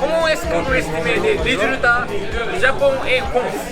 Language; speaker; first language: French; non-native, learner; Japanese